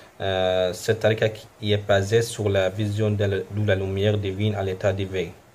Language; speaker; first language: French; non-native, fluent; Arabic